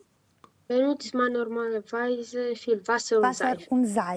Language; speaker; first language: German; non-native, learner; Romanian